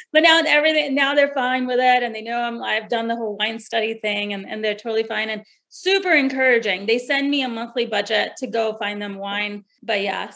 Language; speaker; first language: English; non-native, local second language; Hindi